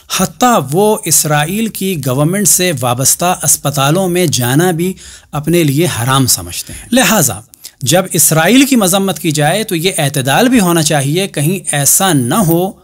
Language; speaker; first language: Urdu; native; Urdu